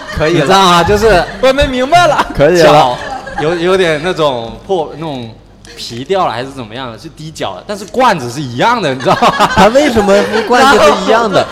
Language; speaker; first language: Chinese; non-native, local second language; Min Nan Chinese